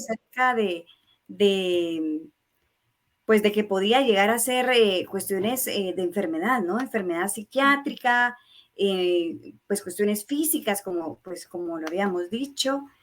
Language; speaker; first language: Spanish; native; Spanish